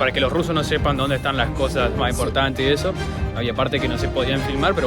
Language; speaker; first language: Spanish; native; Spanish